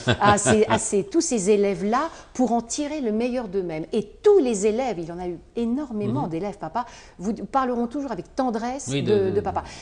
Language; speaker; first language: French; native; French